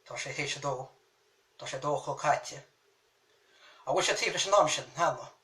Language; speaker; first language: Irish; native; Irish